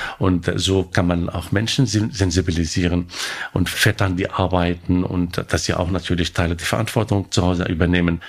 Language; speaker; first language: German; non-native, fluent; Arabic